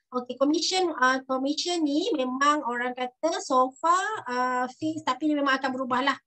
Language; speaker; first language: Malay; native; Malay